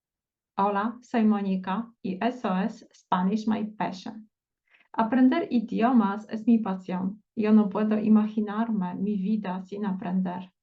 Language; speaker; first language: Spanish; non-native, fluent; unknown